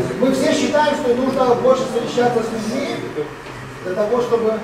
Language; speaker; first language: Russian; native; Russian